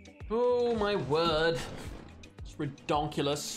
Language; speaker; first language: English; native; English